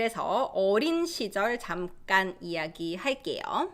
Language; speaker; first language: Korean; native; Korean